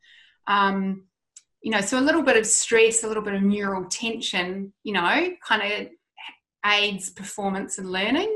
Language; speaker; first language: English; native; English